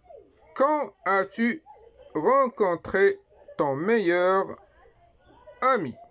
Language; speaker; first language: French; non-native, local second language; Arabic